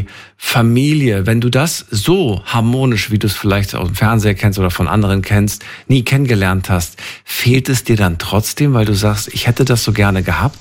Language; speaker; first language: German; native; German